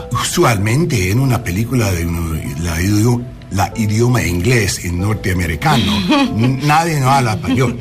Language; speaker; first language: Spanish; non-native, learner; English